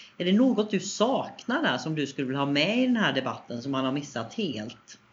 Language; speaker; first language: Swedish; native; Swedish